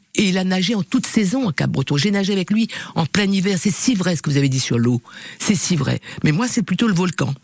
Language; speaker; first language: French; non-native, local second language; Réunion Creole French